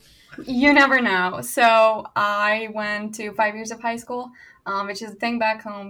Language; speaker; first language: English; non-native, fluent; Hungarian